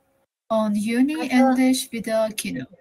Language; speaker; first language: German; non-native, learner; Persian